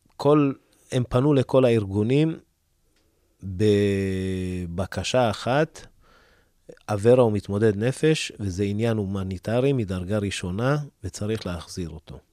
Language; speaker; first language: Hebrew; early bilingual, other home language; Amharic